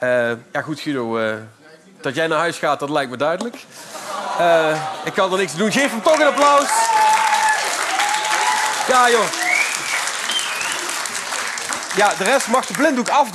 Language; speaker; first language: Dutch; native; Dutch